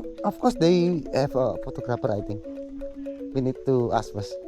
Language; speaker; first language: English; non-native, learner; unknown